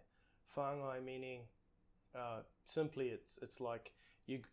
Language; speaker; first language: English; non-native, local second language; Māori